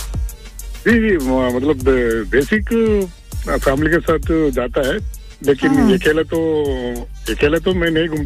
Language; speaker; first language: Hindi; non-native, local second language; Telugu